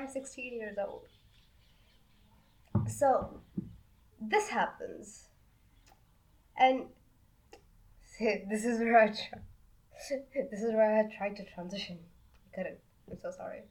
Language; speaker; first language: English; non-native, local second language; Hindi